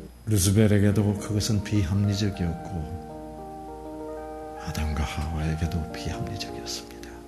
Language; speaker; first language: Korean; native; Korean